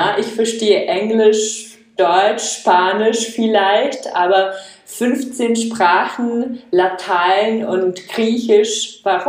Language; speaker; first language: German; non-native, fluent; Czech